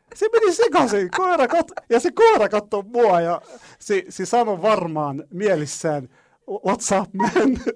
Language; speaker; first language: Finnish; non-native, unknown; Arabic